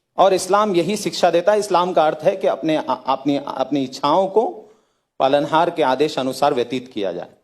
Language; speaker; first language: Hindi; native; Hindi